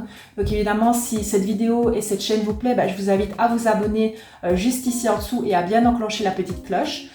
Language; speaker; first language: French; native; French